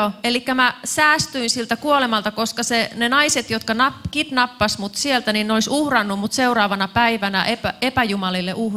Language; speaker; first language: Finnish; native; Finnish